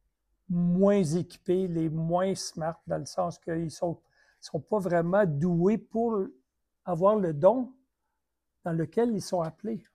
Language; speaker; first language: French; native; French